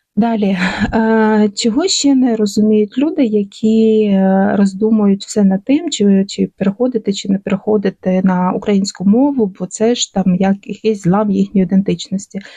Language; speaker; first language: Ukrainian; non-native, local second language; Russian